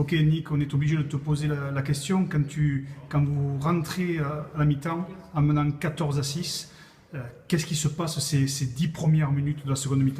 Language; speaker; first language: French; native; French